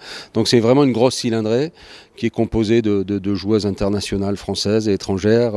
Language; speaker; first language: French; native; French